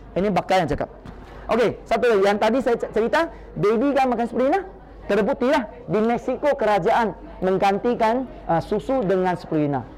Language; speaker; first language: Malay; non-native, local second language; Chinese